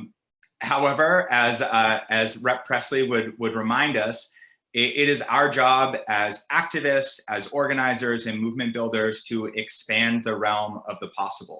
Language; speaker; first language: English; native; English